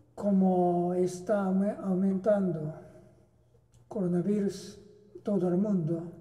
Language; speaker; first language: Spanish; non-native, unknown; Japanese